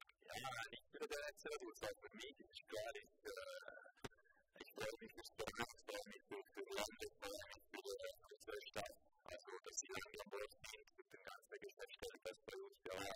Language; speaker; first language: German; non-native, local second language; Italian